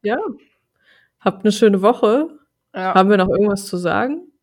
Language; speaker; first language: German; native; German